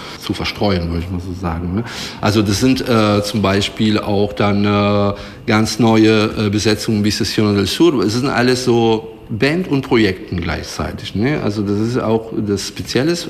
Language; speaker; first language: German; non-native, fluent; Italian